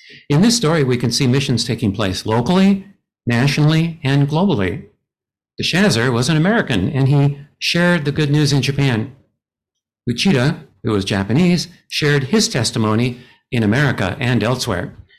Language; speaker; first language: English; native; English